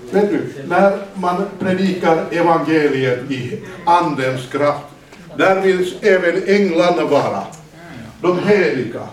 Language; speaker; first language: Swedish; non-native, fluent; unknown